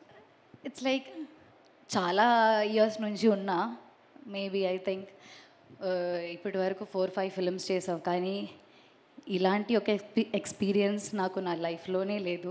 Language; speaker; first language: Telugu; non-native, learner; Malayalam